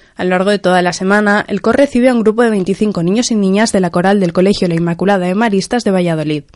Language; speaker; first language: Spanish; non-native, local second language; Catalan